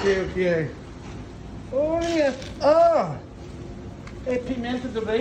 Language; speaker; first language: Portuguese; non-native, learner; English